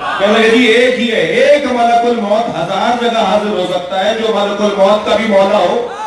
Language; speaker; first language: Urdu; native; Urdu